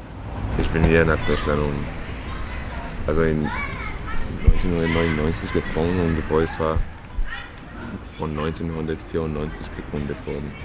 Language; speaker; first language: German; non-native, learner; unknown